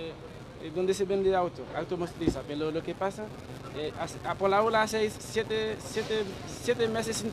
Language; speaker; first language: Spanish; non-native, learner; Haitian Creole